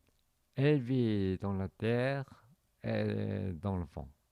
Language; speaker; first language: French; non-native, fluent; Korean